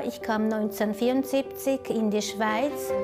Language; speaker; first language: German; early bilingual, other home language; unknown